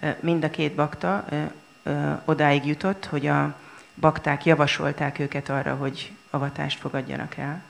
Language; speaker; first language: Hungarian; native; Hungarian